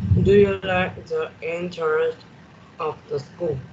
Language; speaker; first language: English; non-native, learner; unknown